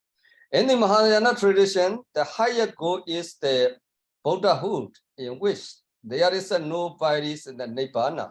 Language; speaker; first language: English; non-native, learner; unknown